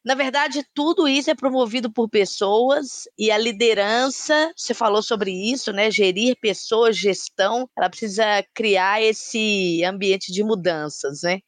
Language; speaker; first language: Portuguese; native; Portuguese